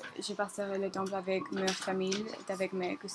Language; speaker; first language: French; non-native, learner; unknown